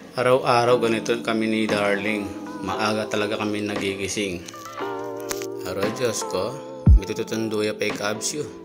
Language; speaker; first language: Filipino; non-native, local second language; Pampanga